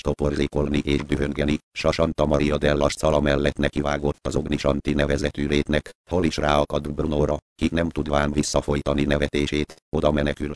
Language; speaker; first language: Hungarian; native; Hungarian